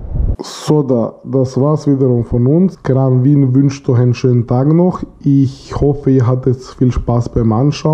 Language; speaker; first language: German; native; German